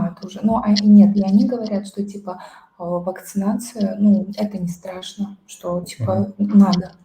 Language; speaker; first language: Russian; native; Russian